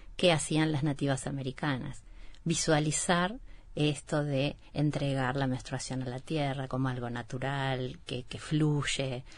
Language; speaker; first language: Spanish; native; Spanish